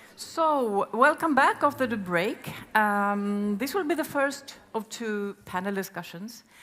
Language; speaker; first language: English; non-native, fluent; Swedish